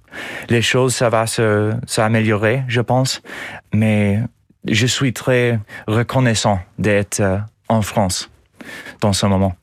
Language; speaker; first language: French; non-native, learner; English